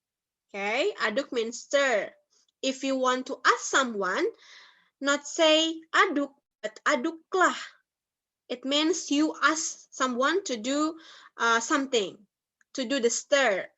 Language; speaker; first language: English; non-native, fluent; Indonesian